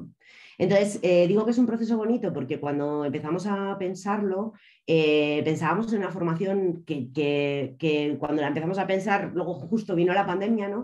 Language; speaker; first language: Spanish; native; Spanish